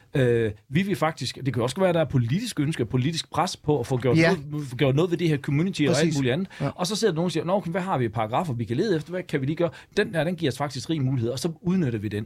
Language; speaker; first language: Danish; native; Danish